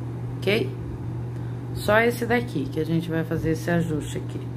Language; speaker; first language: Portuguese; native; Portuguese